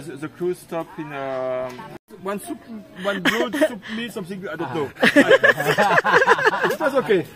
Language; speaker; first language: English; non-native, learner; French